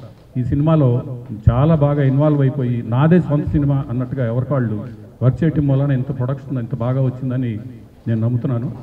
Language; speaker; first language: Telugu; native; Telugu